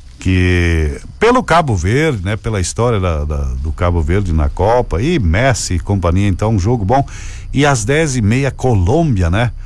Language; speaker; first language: Portuguese; native; Portuguese